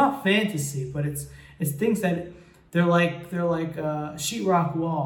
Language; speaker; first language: English; native; English